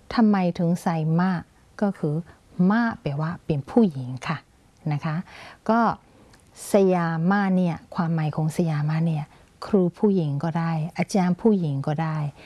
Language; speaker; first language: Thai; non-native, fluent; Burmese